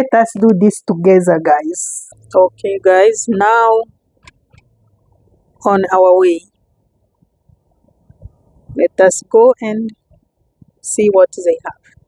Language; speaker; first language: English; non-native, fluent; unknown